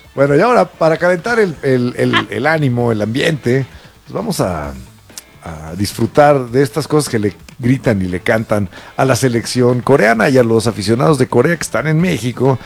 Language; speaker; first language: Spanish; native; Spanish